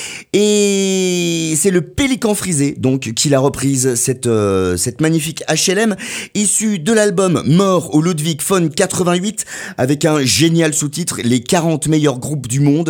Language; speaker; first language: French; native; French